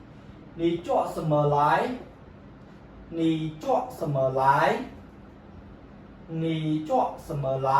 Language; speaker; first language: Chinese; non-native, fluent; Khmer